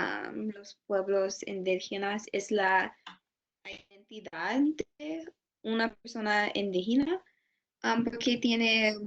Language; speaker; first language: Spanish; non-native, learner; English